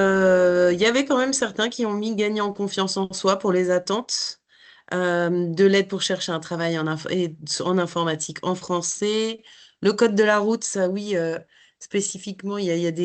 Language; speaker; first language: French; native; French